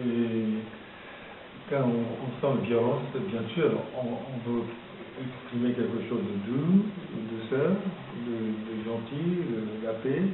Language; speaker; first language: French; non-native, fluent; Japanese